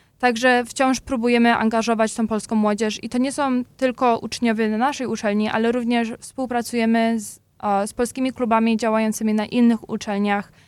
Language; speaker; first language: Polish; early bilingual, heritage; Polish